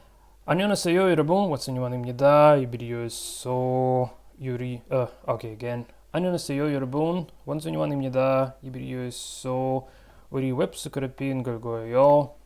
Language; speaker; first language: Korean; non-native, learner; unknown